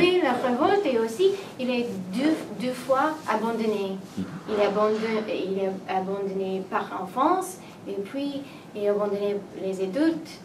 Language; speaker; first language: French; non-native, learner; English